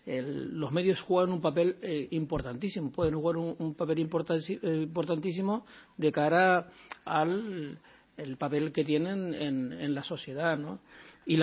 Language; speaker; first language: Spanish; native; Spanish